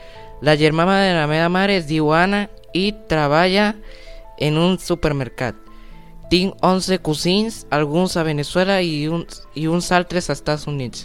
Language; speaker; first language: Catalan; non-native, learner; Spanish